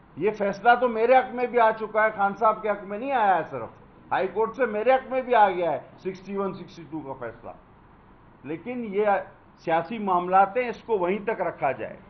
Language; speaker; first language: Urdu; non-native, local second language; Sindhi